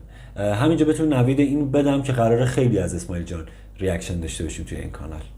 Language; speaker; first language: Persian; native; Persian